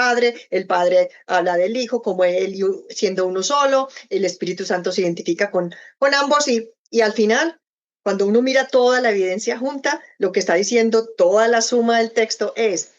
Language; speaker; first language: Spanish; native; Spanish